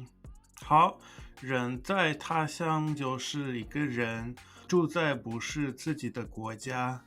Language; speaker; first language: Chinese; non-native, fluent; English